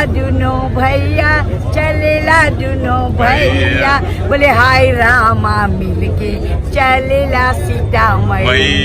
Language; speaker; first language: Hindi; early bilingual, heritage; Bhojpuri